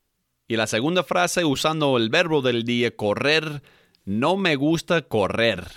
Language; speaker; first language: Spanish; non-native, fluent; English